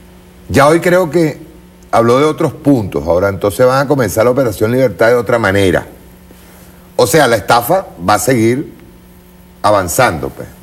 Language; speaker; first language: Spanish; native; Spanish